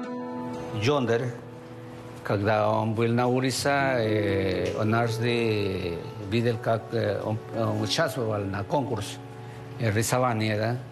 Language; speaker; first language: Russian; non-native, learner; Spanish